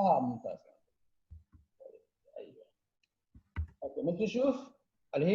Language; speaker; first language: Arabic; non-native, fluent; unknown